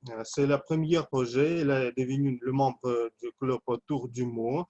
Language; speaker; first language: French; non-native, fluent; Russian